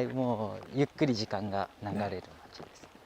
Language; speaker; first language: Japanese; native; Japanese